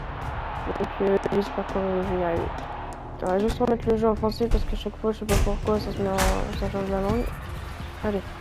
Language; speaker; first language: French; native; French